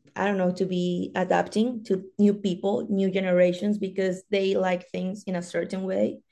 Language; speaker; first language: English; non-native, fluent; Spanish